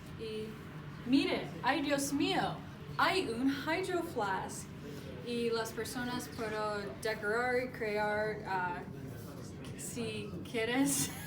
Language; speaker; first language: Spanish; non-native, learner; English